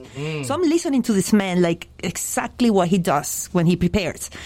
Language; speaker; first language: English; non-native, fluent; Spanish